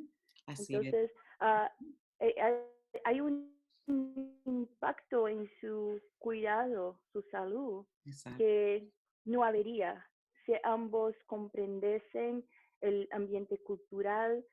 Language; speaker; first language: Spanish; non-native, fluent; Portuguese